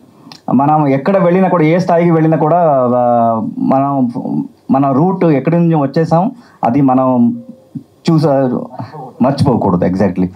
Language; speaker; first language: Telugu; non-native, learner; Kannada